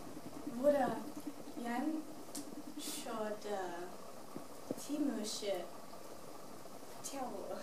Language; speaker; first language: Chinese; non-native, learner; English